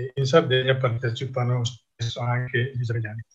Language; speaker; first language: Italian; native; Italian